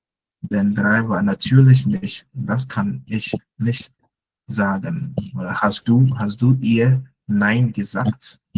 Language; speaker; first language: German; non-native, fluent; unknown